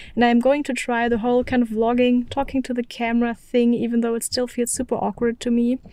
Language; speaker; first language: English; non-native, fluent; German